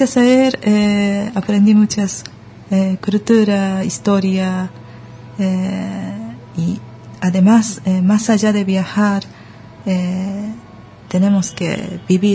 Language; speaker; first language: Spanish; early bilingual, other home language; Japanese